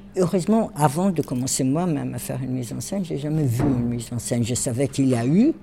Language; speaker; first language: French; non-native, fluent; Portuguese